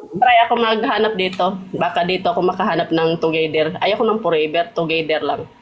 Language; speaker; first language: Filipino; non-native, local second language; Cebuano